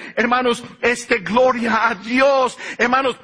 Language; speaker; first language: Spanish; early bilingual, heritage; Spanish